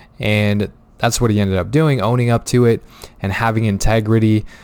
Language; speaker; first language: English; native; English